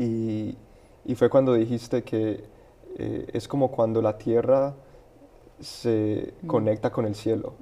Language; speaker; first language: Spanish; early bilingual, heritage; Spanish